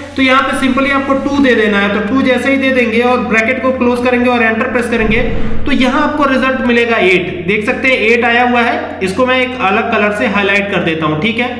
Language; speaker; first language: Hindi; native; Hindi